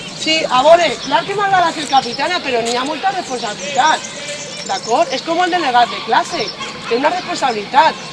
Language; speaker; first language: Catalan; native; Catalan